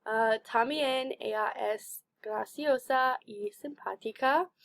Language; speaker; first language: Spanish; non-native, learner; English